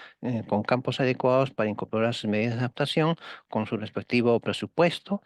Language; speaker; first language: Spanish; native; Spanish